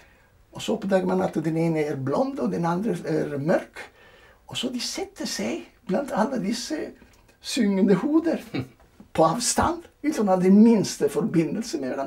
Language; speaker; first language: Norwegian; non-native, fluent; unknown